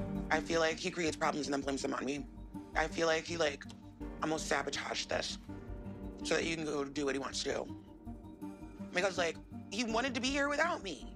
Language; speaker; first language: English; native; English